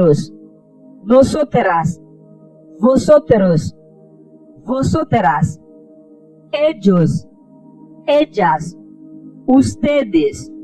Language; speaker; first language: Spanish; non-native, fluent; Haitian Creole